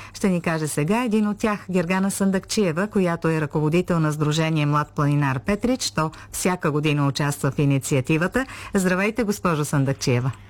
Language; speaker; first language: Bulgarian; native; Bulgarian